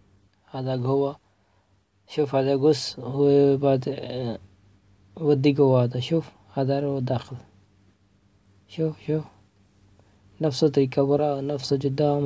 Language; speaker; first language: Arabic; non-native, learner; Urdu